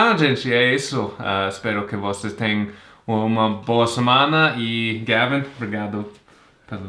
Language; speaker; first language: Portuguese; non-native, fluent; English